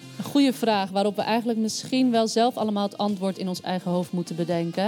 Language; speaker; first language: Dutch; native; Dutch